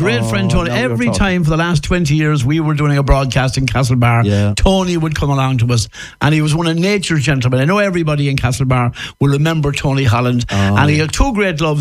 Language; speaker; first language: English; native; English